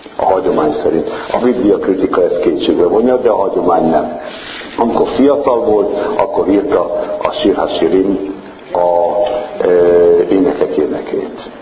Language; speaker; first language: Hungarian; non-native, fluent; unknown